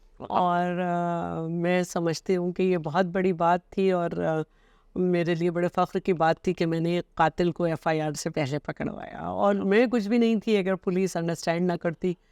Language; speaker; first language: Urdu; native; Urdu